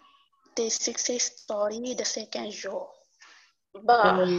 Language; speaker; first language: French; non-native, local second language; Wolof